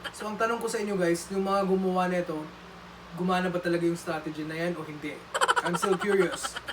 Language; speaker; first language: Filipino; early bilingual, other home language; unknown